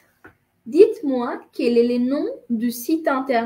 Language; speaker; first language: French; non-native, fluent; Spanish